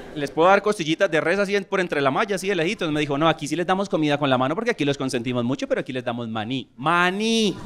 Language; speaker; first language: Spanish; native; Spanish